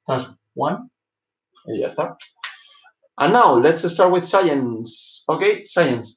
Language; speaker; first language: English; non-native, fluent; Spanish